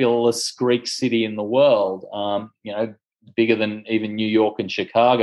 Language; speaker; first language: English; non-native, local second language; Greek